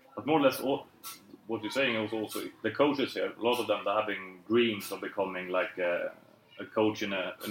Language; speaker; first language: English; non-native, fluent; Swedish